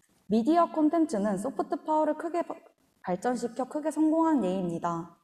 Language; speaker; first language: Korean; native; Korean